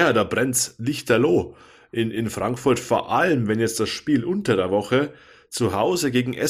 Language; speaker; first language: German; native; German